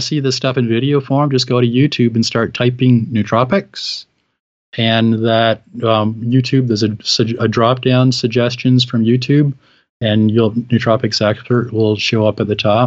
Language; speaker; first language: English; native; English